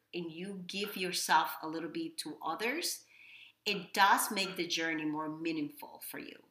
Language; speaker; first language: English; non-native, fluent; Spanish